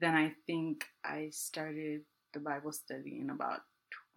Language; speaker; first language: English; non-native, local second language; Akan